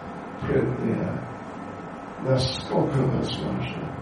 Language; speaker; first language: Russian; non-native, learner; English